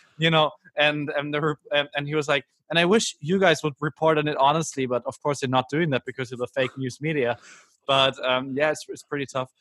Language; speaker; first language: English; non-native, fluent; German